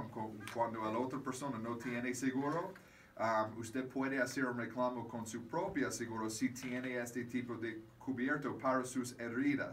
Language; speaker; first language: Spanish; non-native, learner; English